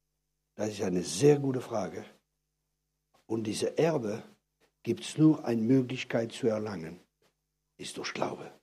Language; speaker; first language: German; non-native, fluent; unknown